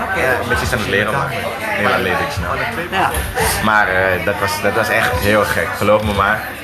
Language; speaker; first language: Dutch; early bilingual, other home language; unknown